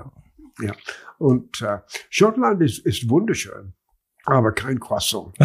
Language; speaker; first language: German; non-native, learner; English